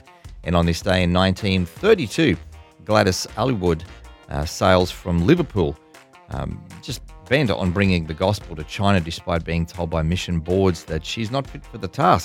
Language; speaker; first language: English; native; English